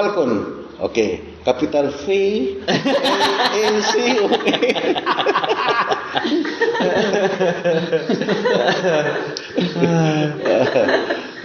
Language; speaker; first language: English; non-native, local second language; Cebuano